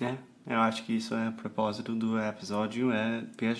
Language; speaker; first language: Portuguese; non-native, fluent; English